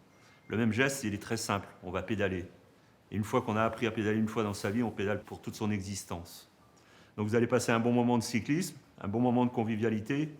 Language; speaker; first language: French; native; French